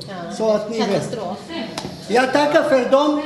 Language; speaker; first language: Swedish; non-native, fluent; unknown